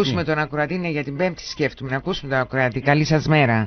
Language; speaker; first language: Greek; native; Greek